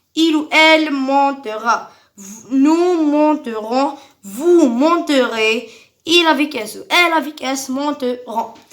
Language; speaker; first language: French; non-native, local second language; Arabic